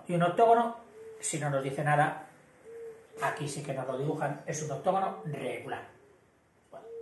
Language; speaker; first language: Spanish; native; Spanish